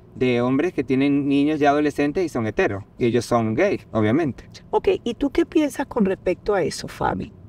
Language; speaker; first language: Spanish; native; Spanish